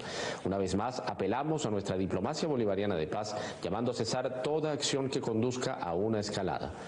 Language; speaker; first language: Spanish; native; Spanish